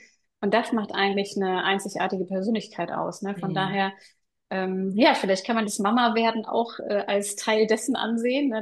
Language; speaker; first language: German; native; German